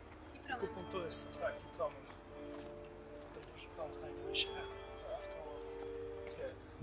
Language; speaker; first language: Polish; native; Polish